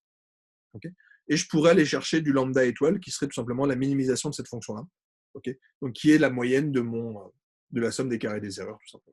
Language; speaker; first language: French; native; French